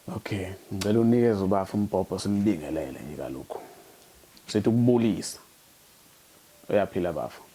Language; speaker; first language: Zulu; native; Zulu